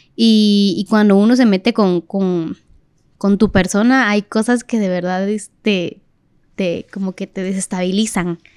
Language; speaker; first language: Spanish; native; Spanish